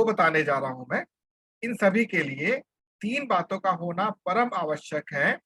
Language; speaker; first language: Hindi; native; Hindi